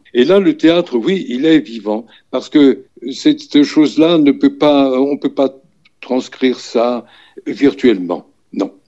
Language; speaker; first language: French; native; French